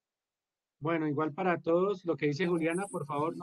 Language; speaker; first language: Spanish; native; Spanish